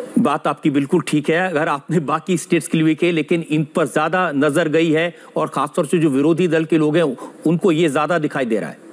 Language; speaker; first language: Hindi; native; Hindi